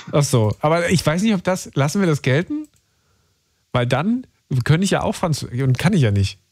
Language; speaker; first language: German; native; German